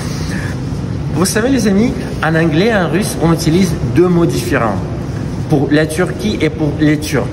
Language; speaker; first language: French; non-native, fluent; Russian